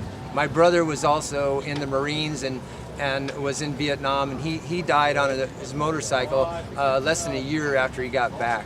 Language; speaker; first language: English; native; English